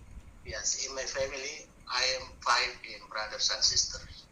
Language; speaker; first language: English; non-native, learner; Indonesian